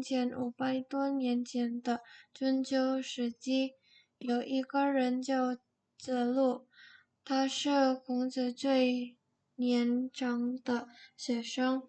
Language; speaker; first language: Chinese; non-native, learner; Indonesian